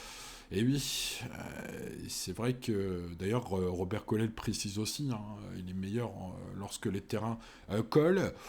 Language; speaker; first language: French; native; French